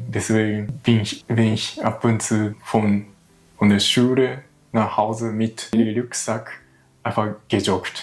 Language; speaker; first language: German; non-native, learner; Japanese